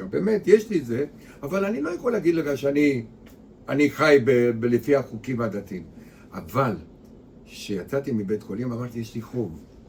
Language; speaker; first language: Hebrew; non-native, fluent; Romanian